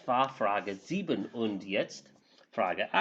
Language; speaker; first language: German; non-native, fluent; English